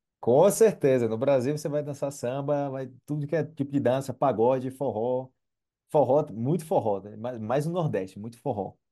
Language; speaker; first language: Portuguese; native; Portuguese